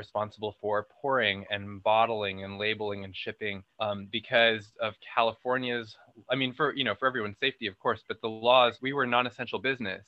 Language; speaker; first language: English; native; English